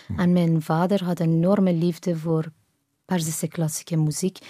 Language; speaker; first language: Dutch; non-native, fluent; Persian